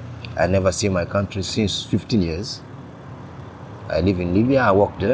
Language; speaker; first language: English; non-native, learner; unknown